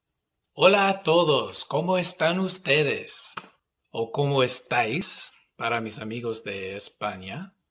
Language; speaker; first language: Spanish; non-native, fluent; English